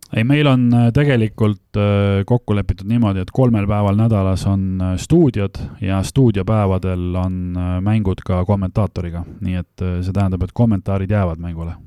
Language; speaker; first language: Estonian; native; Estonian